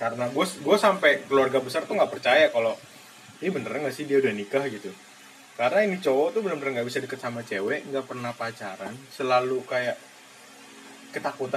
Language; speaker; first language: Indonesian; native; Indonesian